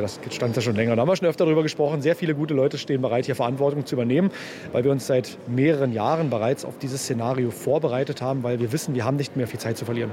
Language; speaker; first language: German; native; German